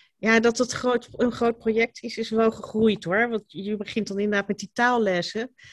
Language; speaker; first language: Dutch; native; Dutch